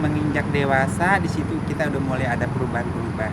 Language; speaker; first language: Indonesian; native; Indonesian